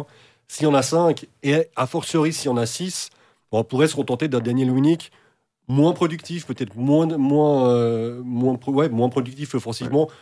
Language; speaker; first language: French; native; French